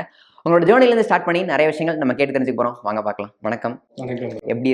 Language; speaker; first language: Tamil; native; Tamil